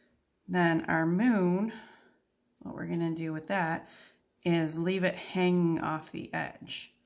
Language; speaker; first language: English; native; English